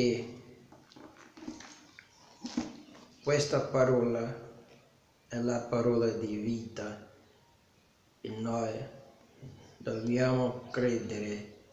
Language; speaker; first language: Italian; non-native, learner; Portuguese